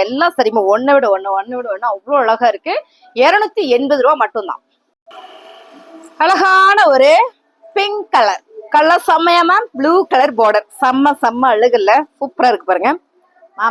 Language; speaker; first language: Tamil; native; Tamil